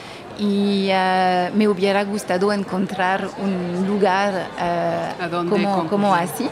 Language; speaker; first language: Spanish; non-native, fluent; French